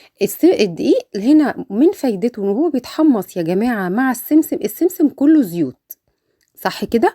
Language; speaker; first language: Arabic; native; Arabic